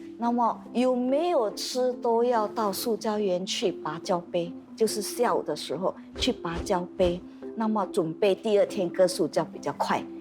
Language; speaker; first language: Chinese; native; Chinese